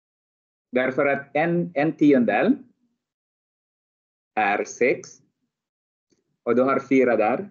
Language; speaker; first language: Swedish; non-native, fluent; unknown